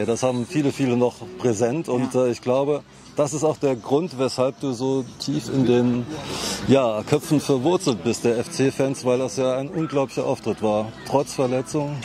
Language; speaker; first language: German; native; German